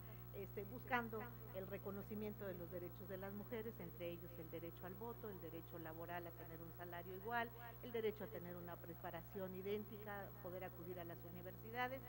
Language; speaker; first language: Spanish; native; Spanish